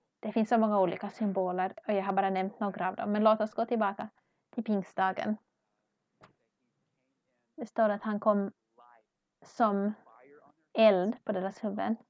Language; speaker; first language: Swedish; non-native, learner; English